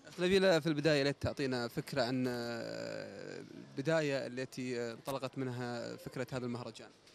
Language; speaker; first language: Arabic; native; Arabic